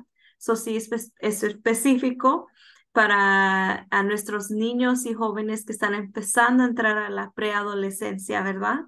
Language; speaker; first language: Spanish; early bilingual, heritage; Spanish